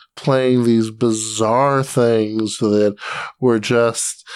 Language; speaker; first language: English; native; English